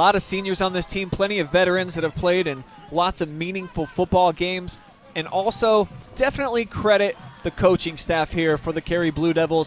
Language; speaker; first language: English; native; English